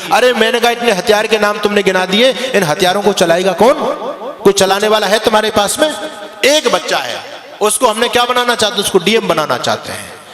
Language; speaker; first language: Hindi; native; Hindi